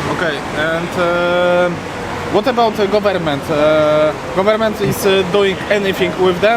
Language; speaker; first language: English; non-native, learner; Polish